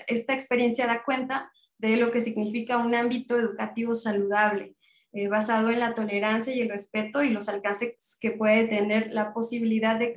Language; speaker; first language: Spanish; native; Spanish